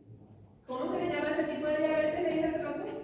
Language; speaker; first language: Spanish; native; Spanish